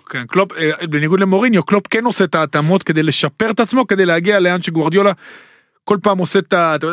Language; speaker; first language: Hebrew; native; Hebrew